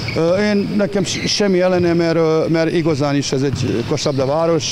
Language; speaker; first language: Hungarian; non-native, fluent; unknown